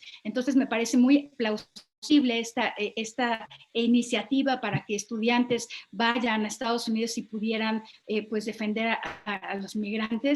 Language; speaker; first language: Spanish; native; Spanish